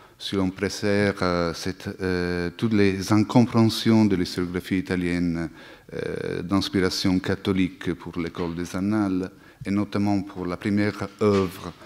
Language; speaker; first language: French; non-native, fluent; Italian